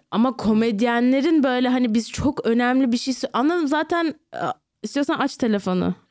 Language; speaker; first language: Turkish; native; Turkish